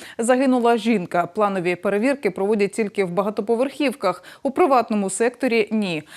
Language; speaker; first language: Ukrainian; native; Ukrainian